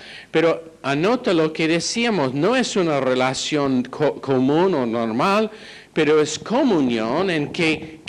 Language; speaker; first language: Spanish; non-native, fluent; English